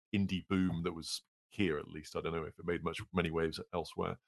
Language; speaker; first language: English; native; English